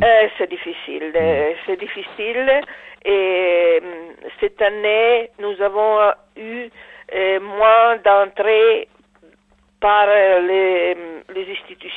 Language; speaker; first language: French; non-native, learner; Italian